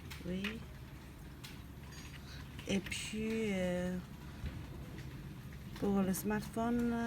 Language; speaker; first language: French; non-native, learner; Chinese